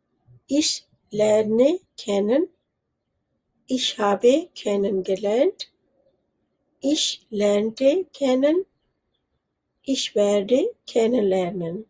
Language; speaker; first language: German; non-native, fluent; Urdu